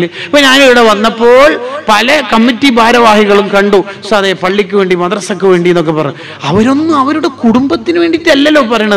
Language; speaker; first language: Malayalam; native; Malayalam